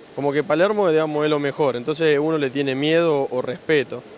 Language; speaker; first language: Spanish; native; Spanish